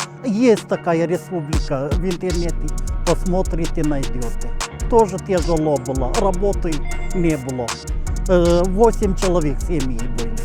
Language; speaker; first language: Russian; non-native, local second language; Turkmen